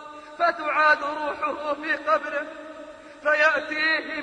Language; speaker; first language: Arabic; native; Arabic